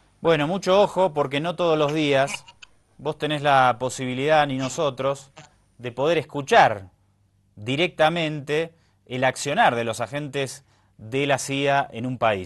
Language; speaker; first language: Spanish; native; Spanish